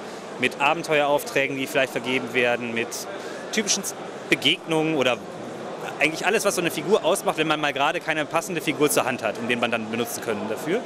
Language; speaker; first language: German; native; German